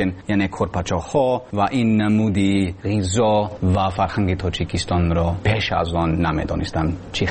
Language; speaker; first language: Tajik; non-native, learner; English